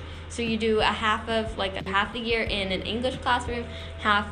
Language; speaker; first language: English; native; English